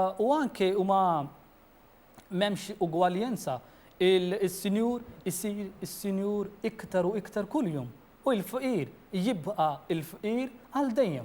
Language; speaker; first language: Maltese; non-native, fluent; Urdu